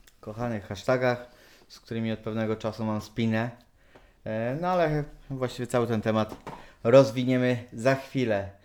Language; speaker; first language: Polish; native; Polish